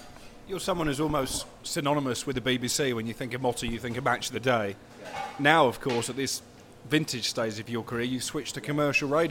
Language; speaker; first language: English; native; English